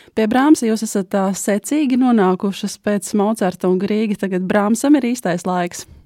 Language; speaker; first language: Latvian; native; Latvian